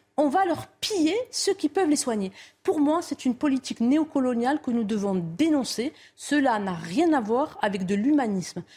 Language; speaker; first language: French; non-native, local second language; Arabic